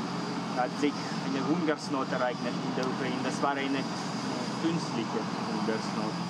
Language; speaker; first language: German; non-native, fluent; Ukrainian